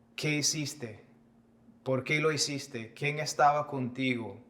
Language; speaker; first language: Spanish; non-native, fluent; English